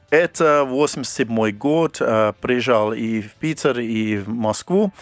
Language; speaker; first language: Russian; non-native, fluent; English